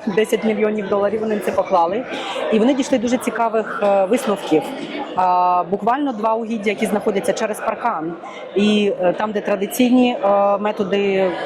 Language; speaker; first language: Ukrainian; native; Ukrainian